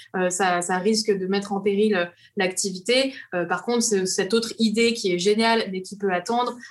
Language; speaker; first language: French; native; French